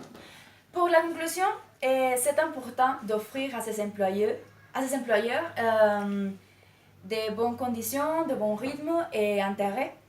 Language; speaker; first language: French; non-native, learner; Spanish